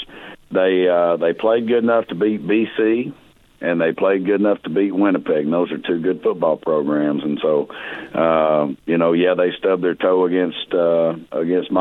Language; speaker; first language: English; native; English